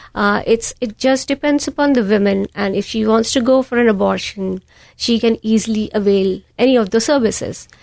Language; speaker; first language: English; non-native, local second language; Hindi